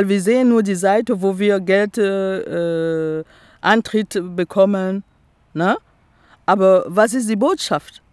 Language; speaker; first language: German; non-native, fluent; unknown